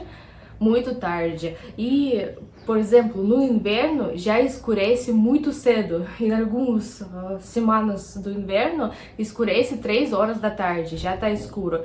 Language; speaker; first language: Portuguese; non-native, fluent; Russian